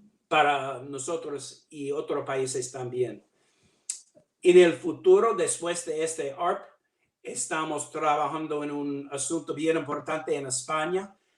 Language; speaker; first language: Spanish; non-native, learner; English